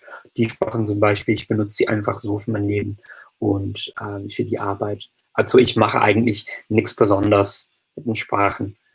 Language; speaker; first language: German; non-native, fluent; English